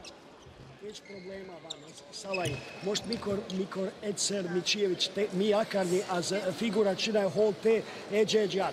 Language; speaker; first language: Hungarian; non-native, learner; Russian